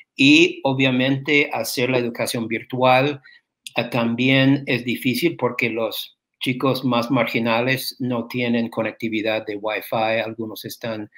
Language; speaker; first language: Spanish; non-native, fluent; English